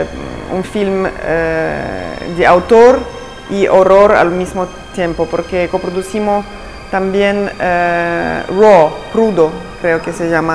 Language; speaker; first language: Spanish; non-native, fluent; Italian